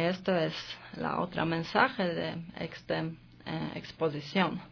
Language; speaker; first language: Spanish; non-native, learner; Polish